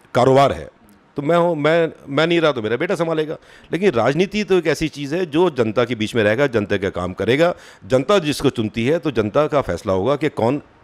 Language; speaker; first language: Hindi; native; Hindi